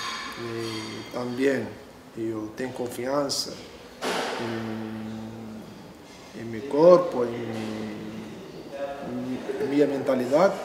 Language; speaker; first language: Portuguese; non-native, learner; Arabic